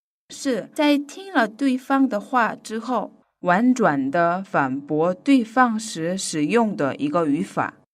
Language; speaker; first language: Chinese; non-native, fluent; Korean